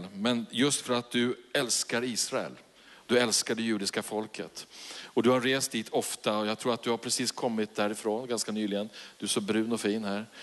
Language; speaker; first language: Swedish; native; Swedish